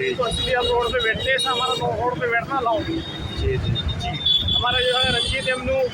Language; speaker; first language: Hindi; native; Hindi